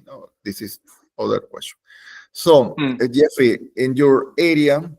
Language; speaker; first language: English; non-native, learner; Spanish